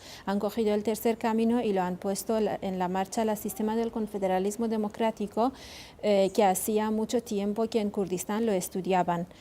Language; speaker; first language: Spanish; non-native, fluent; Kurdish